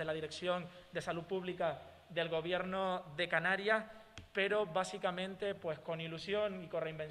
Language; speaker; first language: Spanish; native; Spanish